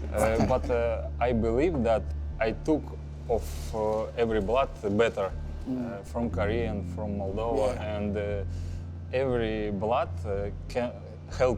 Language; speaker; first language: English; non-native, learner; Russian